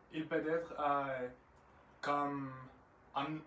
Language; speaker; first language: French; non-native, learner; Spanish